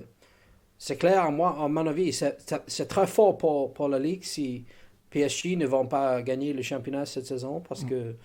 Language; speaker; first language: French; non-native, fluent; English